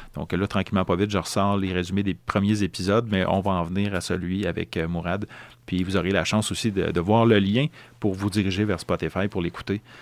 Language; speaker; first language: French; native; French